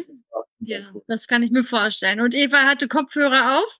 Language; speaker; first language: German; native; German